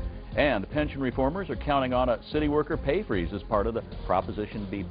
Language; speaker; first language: English; native; English